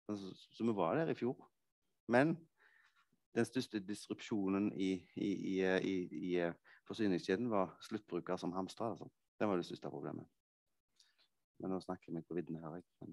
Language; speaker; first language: Norwegian; native; Norwegian